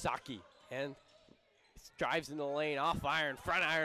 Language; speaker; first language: English; native; English